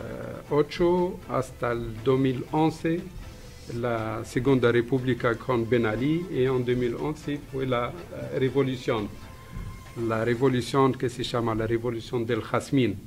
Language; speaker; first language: Spanish; non-native, fluent; Arabic